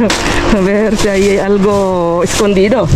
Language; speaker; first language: Spanish; non-native, learner; Filipino